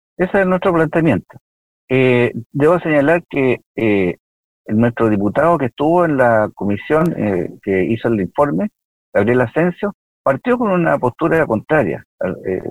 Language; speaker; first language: Spanish; native; Spanish